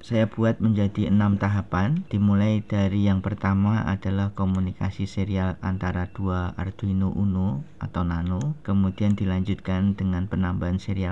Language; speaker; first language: Indonesian; native; Indonesian